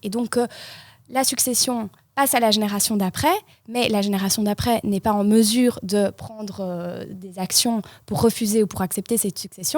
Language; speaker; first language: French; native; French